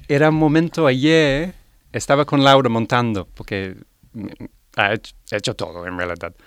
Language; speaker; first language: Spanish; non-native, learner; English